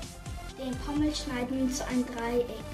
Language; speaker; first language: German; early bilingual, other home language; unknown